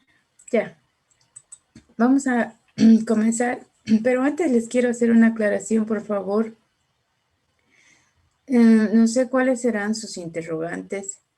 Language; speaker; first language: Spanish; native; Spanish